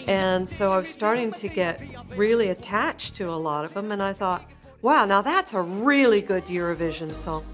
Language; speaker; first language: English; native; English